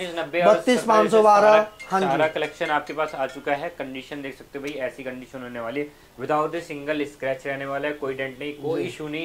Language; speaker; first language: Hindi; native; Hindi